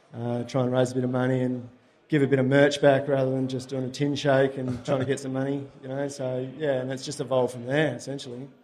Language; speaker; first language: English; native; English